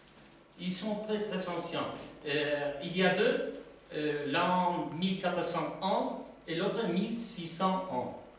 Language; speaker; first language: French; non-native, learner; Spanish